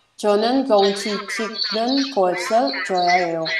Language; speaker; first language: Korean; non-native, learner; Indonesian